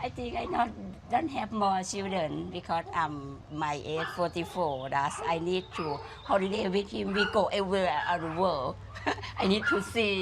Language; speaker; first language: English; non-native, learner; Thai